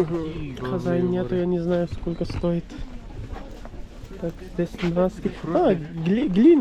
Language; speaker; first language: Russian; non-native, learner; Urdu